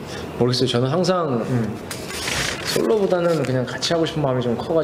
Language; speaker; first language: Korean; native; Korean